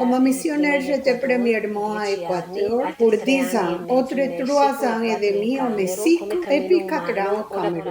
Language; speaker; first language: French; non-native, fluent; Italian